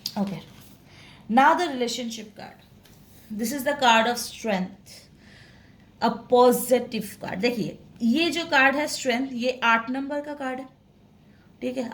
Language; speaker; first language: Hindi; non-native, local second language; Bangla